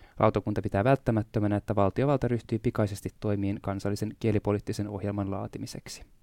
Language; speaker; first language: Finnish; native; Finnish